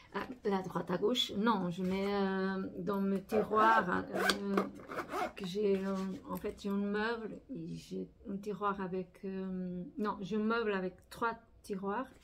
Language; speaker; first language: French; non-native, fluent; Portuguese